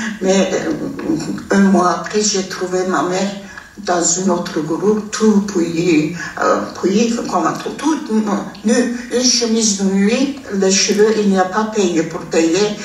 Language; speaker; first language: French; non-native, fluent; Armenian